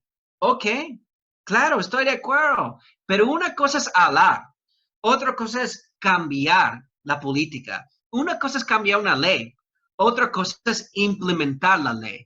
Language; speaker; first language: Spanish; non-native, fluent; English